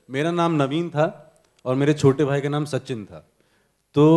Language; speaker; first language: Hindi; native; Hindi